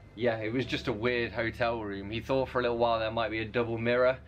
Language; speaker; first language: English; native; English